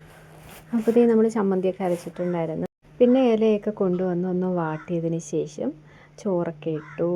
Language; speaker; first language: Malayalam; native; Malayalam